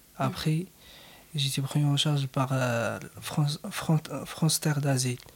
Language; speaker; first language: French; non-native, local second language; Arabic